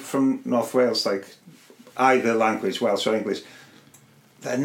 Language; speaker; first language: English; non-native, local second language; Welsh